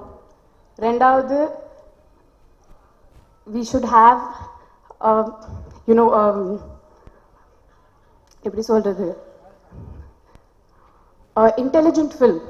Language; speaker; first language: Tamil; non-native, local second language; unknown